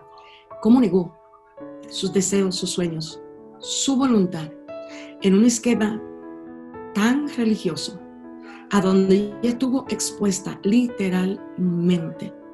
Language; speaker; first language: Spanish; native; Spanish